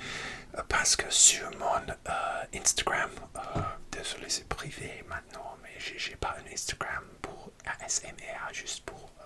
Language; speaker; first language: French; non-native, learner; English